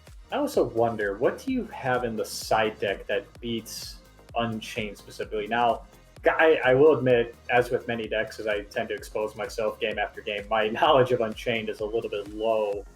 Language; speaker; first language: English; native; English